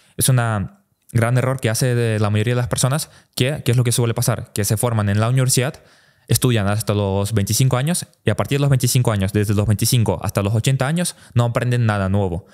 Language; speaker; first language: Spanish; early bilingual, other home language; Russian